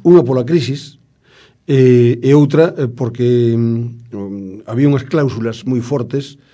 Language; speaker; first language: Galician; native; Galician